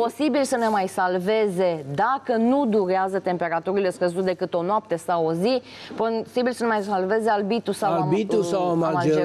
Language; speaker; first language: Romanian; native; Romanian